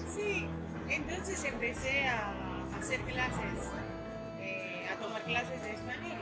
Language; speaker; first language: Spanish; non-native, fluent; Greek